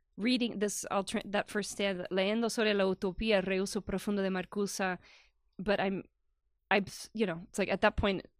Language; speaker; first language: English; early bilingual, other home language; Spanish